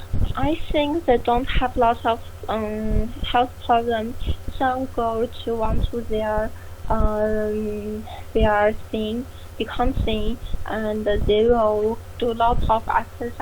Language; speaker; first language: English; non-native, learner; Chinese